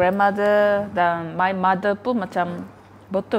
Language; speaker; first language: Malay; non-native, fluent; Korean